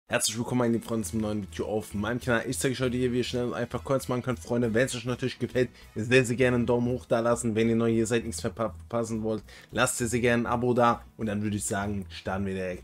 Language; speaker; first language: German; native; German